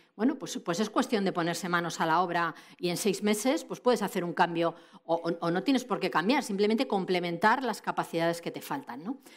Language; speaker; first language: Spanish; native; Spanish